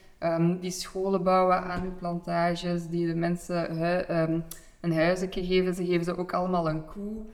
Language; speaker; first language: Dutch; native; Dutch